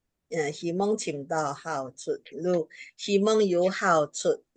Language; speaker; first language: Chinese; early bilingual, heritage; Chinese